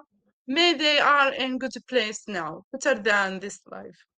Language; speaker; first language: English; non-native, learner; Arabic